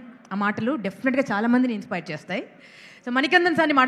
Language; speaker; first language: Telugu; native; Telugu